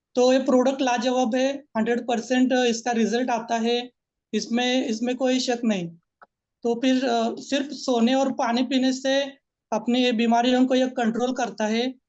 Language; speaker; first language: Hindi; non-native, local second language; Marathi